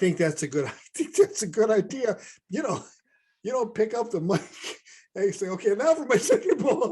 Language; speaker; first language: English; native; English